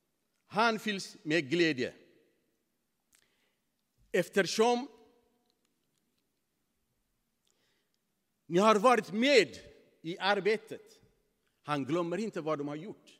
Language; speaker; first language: Swedish; non-native, fluent; Tigrinya